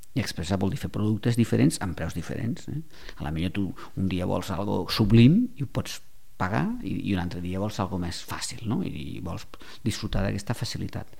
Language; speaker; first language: Catalan; native; Catalan